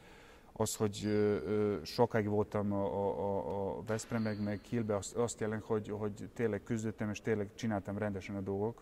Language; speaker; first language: Hungarian; non-native, fluent; Serbian